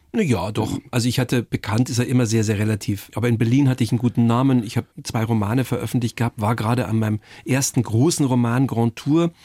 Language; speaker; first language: German; native; German